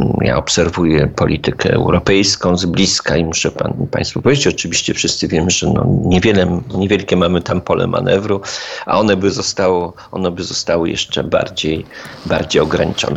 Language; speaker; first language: Polish; native; Polish